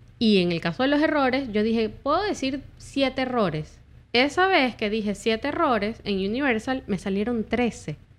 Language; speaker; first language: Spanish; native; Spanish